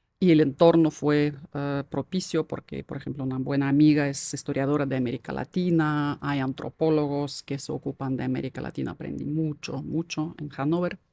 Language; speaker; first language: Spanish; non-native, fluent; Russian